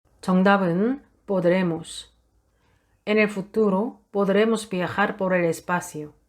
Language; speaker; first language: Spanish; non-native, fluent; Korean